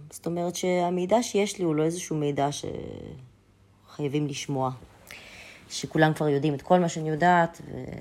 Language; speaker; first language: Hebrew; early bilingual, other home language; Russian